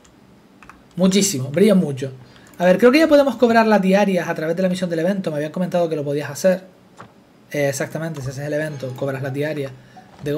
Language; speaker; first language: Spanish; native; Spanish